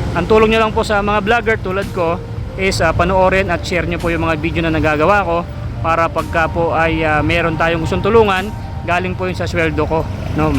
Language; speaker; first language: Filipino; native; Filipino